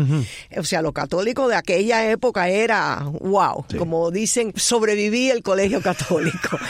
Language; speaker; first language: Spanish; non-native, fluent; English